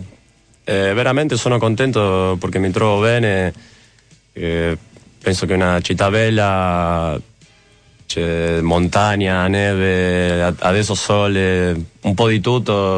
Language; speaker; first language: Italian; non-native, fluent; Spanish